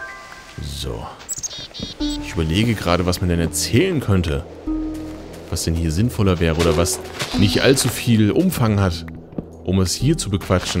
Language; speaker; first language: German; native; German